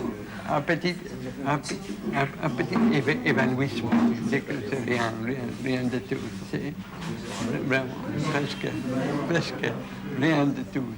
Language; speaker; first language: French; non-native, fluent; English